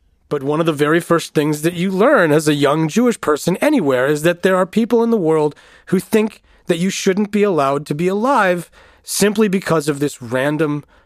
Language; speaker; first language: English; native; English